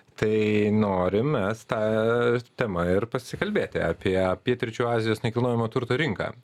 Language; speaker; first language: Lithuanian; native; Lithuanian